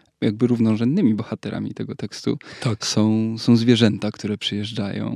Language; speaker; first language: Polish; native; Polish